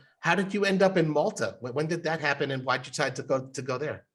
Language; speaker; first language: English; native; English